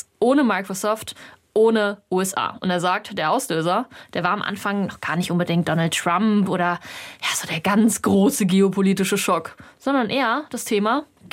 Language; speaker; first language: German; native; German